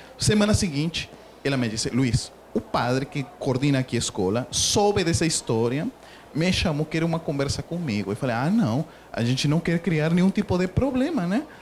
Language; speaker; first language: Portuguese; non-native, fluent; Spanish